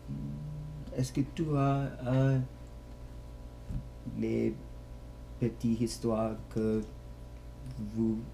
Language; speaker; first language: French; non-native, learner; English